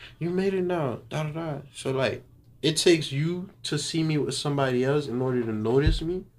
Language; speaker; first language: English; early bilingual, other home language; Haitian Creole